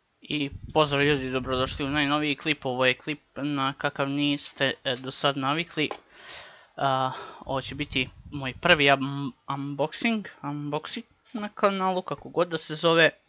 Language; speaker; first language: Croatian; native; Croatian